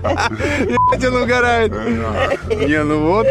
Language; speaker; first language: Russian; native; Russian